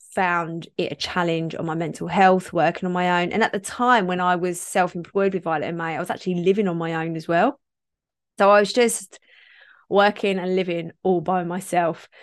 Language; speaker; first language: English; native; English